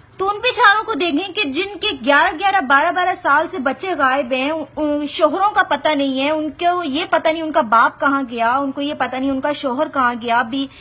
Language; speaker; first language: Urdu; non-native, local second language; Punjabi